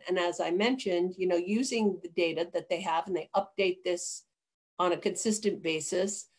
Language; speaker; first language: English; native; English